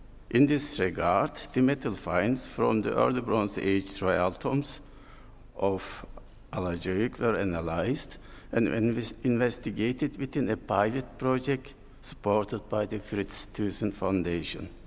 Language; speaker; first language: English; non-native, fluent; Turkish